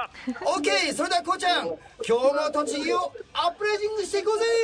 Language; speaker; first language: Japanese; native; Japanese